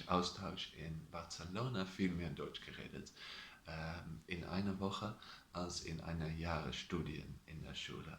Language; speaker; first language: German; non-native, learner; Dutch